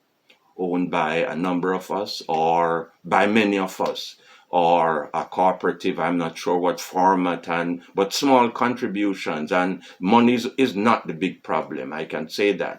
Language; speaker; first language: English; non-native, fluent; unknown